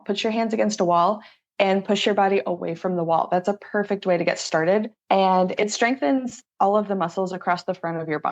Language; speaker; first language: English; native; English